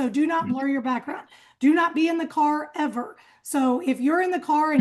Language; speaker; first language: English; native; English